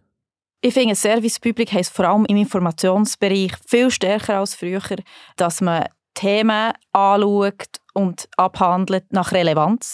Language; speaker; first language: German; native; German